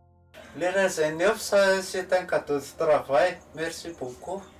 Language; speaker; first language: French; non-native, local second language; Malagasy